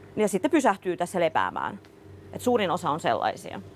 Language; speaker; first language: Finnish; early bilingual, other home language; Russian